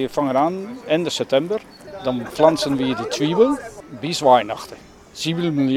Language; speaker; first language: German; non-native, learner; Dutch